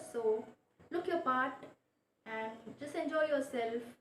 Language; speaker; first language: English; non-native, local second language; Marathi